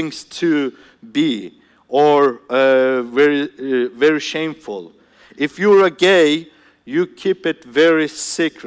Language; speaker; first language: English; non-native, fluent; Turkish